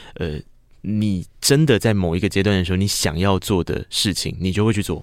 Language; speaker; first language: Chinese; non-native, local second language; Min Nan Chinese